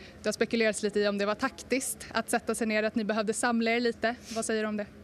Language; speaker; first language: Swedish; native; Swedish